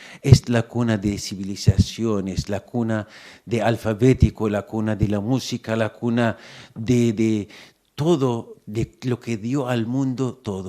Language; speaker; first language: Spanish; non-native, fluent; Arabic